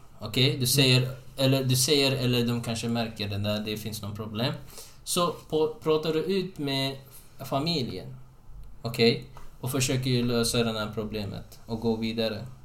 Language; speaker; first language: Swedish; non-native, fluent; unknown